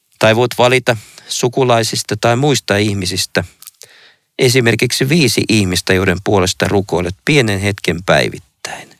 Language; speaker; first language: Finnish; native; Finnish